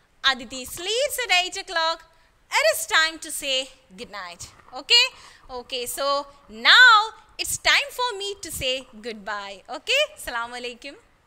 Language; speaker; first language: English; non-native, local second language; Malayalam